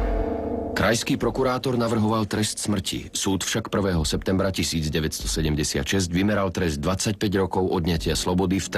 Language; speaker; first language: Slovak; native; Slovak